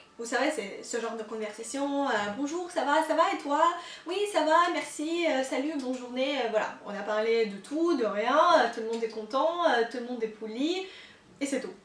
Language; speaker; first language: French; non-native, fluent; Russian